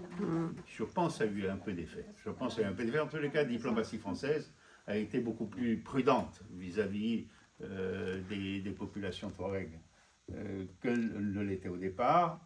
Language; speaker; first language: French; native; French